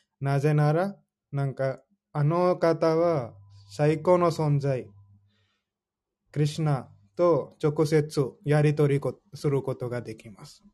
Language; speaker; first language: Japanese; non-native, fluent; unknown